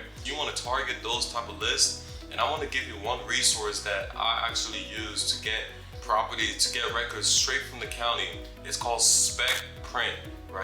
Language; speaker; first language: English; native; English